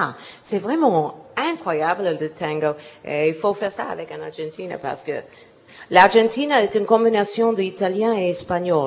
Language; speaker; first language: French; non-native, learner; English